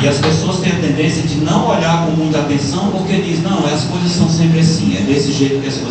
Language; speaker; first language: Portuguese; native; Portuguese